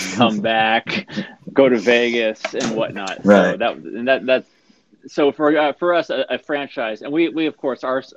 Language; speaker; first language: English; native; English